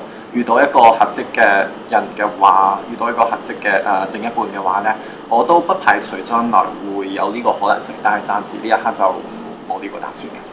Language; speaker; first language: Cantonese; native; Cantonese